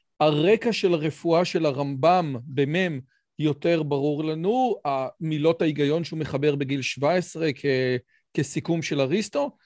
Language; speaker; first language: Hebrew; native; Hebrew